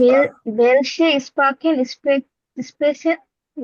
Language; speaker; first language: German; non-native, learner; Bangla